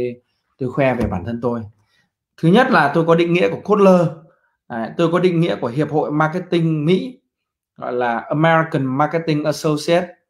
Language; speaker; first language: Vietnamese; native; Vietnamese